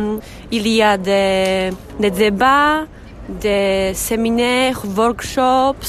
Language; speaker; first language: French; non-native, fluent; Czech